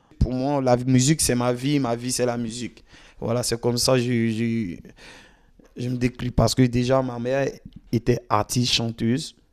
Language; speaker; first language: French; non-native, local second language; Dyula